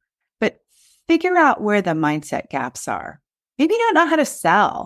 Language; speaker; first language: English; native; English